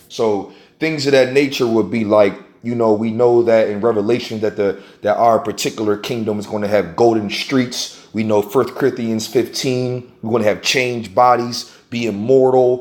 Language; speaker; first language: English; native; English